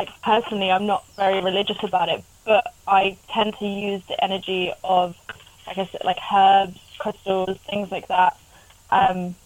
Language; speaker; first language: English; native; English